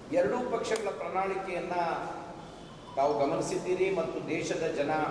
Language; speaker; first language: Kannada; native; Kannada